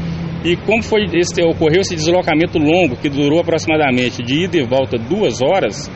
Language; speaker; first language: Portuguese; native; Portuguese